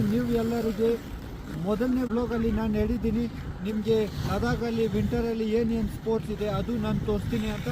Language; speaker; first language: Kannada; non-native, local second language; Ladakhi